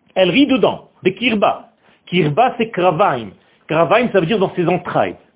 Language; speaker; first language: French; non-native, fluent; Hebrew